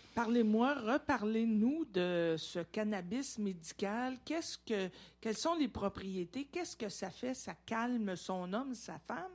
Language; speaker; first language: French; native; French